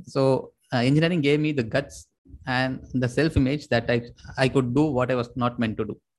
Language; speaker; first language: English; non-native, local second language; Tamil